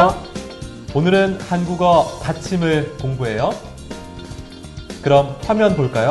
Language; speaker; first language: Korean; native; Korean